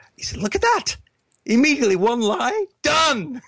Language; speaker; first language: English; native; English